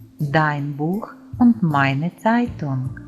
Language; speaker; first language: German; non-native, fluent; Ukrainian